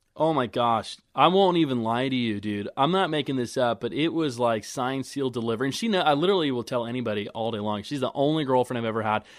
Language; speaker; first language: English; native; English